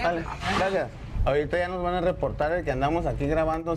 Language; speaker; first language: Spanish; native; Spanish